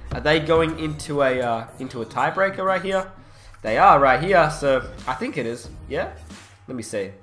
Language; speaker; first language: English; native; English